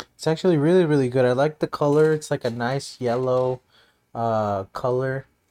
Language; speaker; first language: English; early bilingual, other home language; Spanish